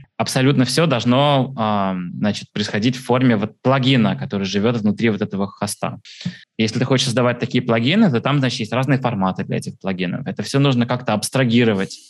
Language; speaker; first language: Russian; early bilingual, heritage; Russian